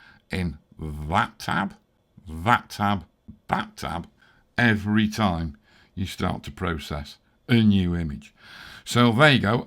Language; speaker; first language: English; native; English